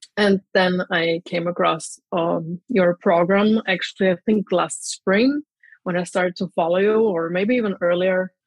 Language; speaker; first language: English; non-native, fluent; German